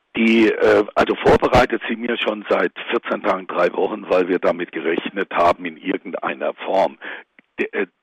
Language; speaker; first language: German; non-native, fluent; Italian